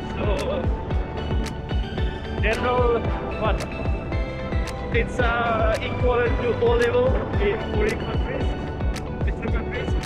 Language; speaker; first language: English; non-native, fluent; Nepali